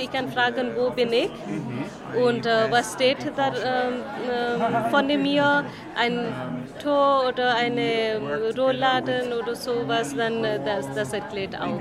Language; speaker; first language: German; non-native, learner; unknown